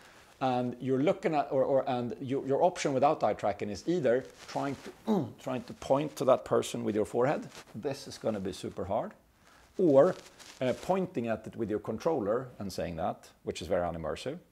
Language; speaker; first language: English; non-native, fluent; Swedish